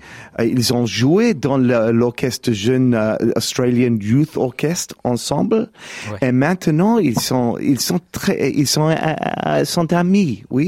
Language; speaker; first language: French; non-native, learner; English